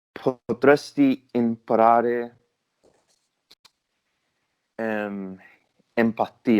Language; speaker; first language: Italian; non-native, learner; English